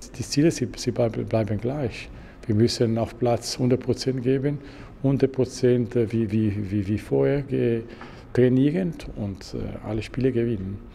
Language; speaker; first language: German; non-native, local second language; Italian